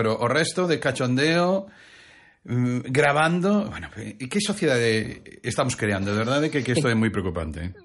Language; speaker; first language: Galician; native; Galician